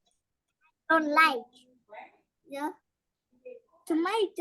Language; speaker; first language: English; non-native, learner; Vietnamese